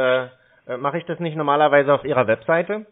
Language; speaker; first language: German; native; German